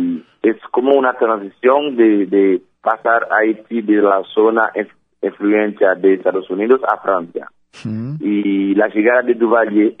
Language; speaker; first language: Spanish; non-native, fluent; Haitian Creole